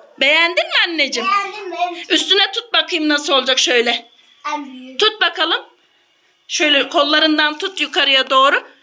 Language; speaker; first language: Turkish; native; Turkish